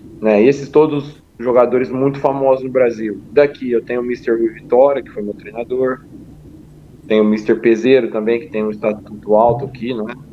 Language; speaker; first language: Portuguese; native; Portuguese